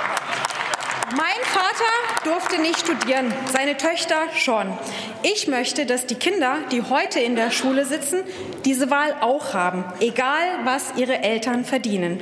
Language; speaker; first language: German; early bilingual, other home language; Turkish